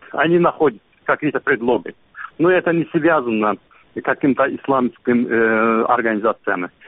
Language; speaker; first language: Russian; non-native, local second language; Azerbaijani